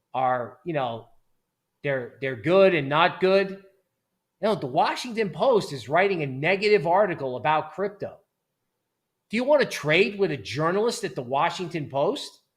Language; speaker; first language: English; native; English